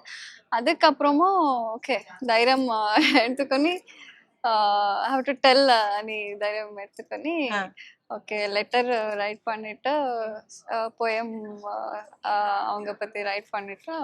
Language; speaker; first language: Tamil; non-native, learner; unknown